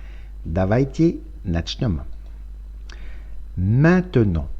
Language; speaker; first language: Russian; non-native, fluent; French